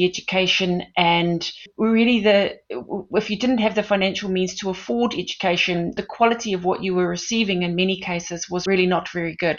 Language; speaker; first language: English; native; English